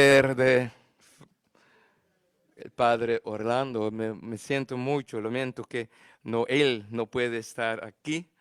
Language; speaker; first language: Spanish; non-native, learner; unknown